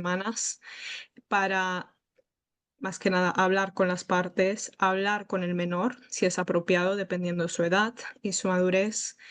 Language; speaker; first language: Spanish; native; Spanish